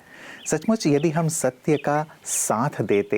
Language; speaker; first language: Hindi; native; Hindi